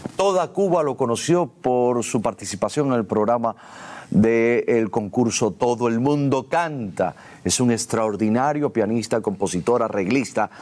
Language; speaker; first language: Spanish; native; Spanish